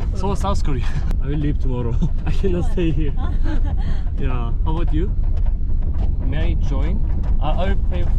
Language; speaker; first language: English; non-native, learner; Korean